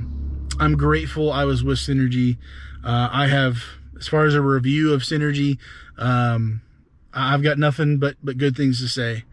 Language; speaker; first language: English; native; English